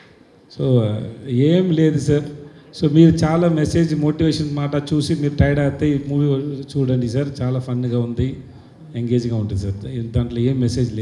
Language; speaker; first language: Telugu; non-native, learner; Tamil